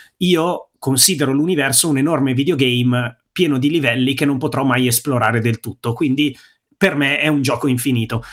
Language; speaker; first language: Italian; native; Italian